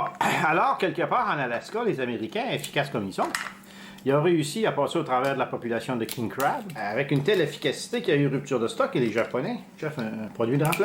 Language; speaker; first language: French; native; French